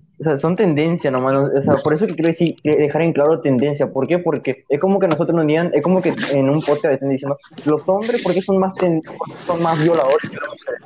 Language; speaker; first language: Spanish; native; Spanish